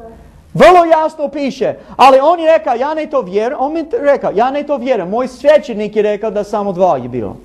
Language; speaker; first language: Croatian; non-native, learner; English